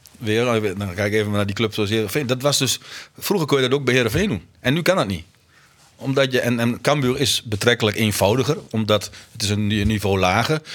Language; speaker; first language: Dutch; native; Dutch